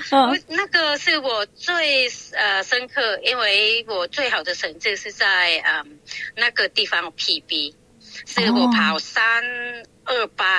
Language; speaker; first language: Chinese; non-native, local second language; Cantonese